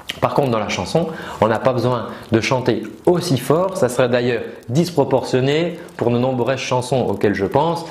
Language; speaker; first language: French; native; French